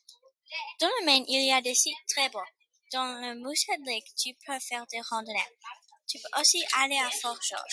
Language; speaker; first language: French; non-native, learner; English